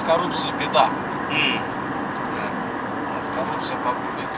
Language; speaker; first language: Russian; non-native, local second language; Kazakh